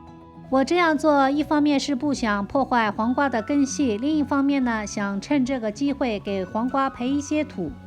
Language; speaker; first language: Chinese; native; Chinese